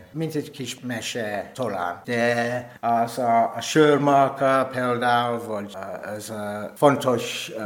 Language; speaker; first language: Hungarian; non-native, learner; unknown